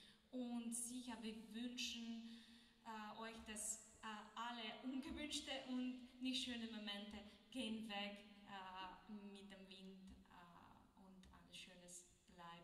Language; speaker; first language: German; non-native, learner; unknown